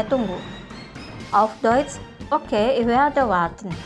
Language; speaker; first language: German; non-native, fluent; Indonesian